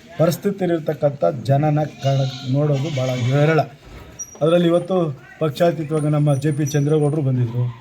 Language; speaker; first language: Kannada; native; Kannada